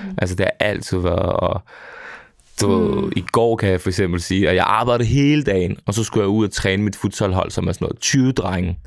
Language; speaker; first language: Danish; early bilingual, other home language; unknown